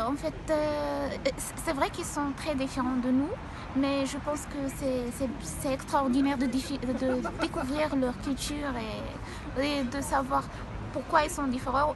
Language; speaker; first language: French; non-native, local second language; Arabic